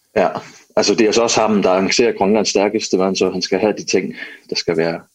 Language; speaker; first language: Danish; non-native, local second language; Kalaallisut